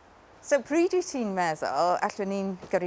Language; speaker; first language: Welsh; non-native, learner; English